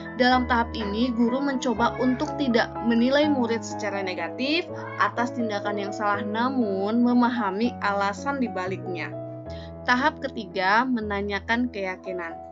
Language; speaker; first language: Indonesian; native; Indonesian